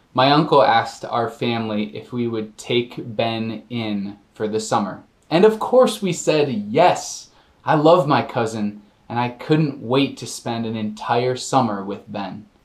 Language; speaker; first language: English; native; English